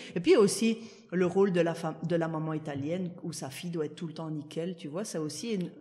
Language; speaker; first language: French; early bilingual, other home language; Italian